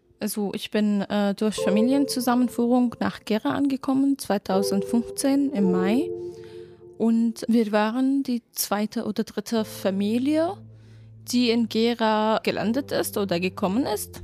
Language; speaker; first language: German; non-native, fluent; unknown